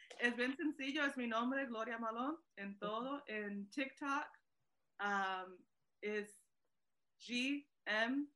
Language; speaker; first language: Spanish; early bilingual, heritage; Spanish